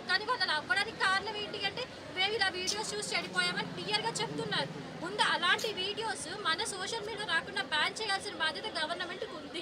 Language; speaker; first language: Telugu; native; Telugu